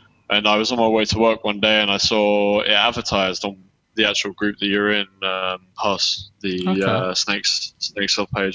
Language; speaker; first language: English; native; English